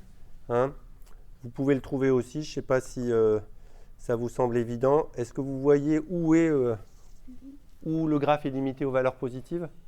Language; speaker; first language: French; native; French